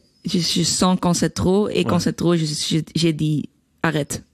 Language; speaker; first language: French; non-native, learner; Dutch